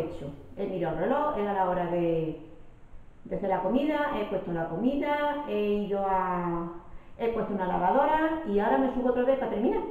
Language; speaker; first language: Spanish; native; Spanish